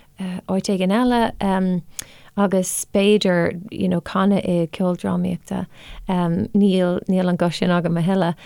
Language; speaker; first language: Irish; non-native, local second language; English